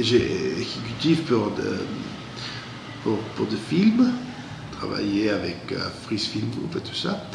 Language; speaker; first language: French; non-native, fluent; English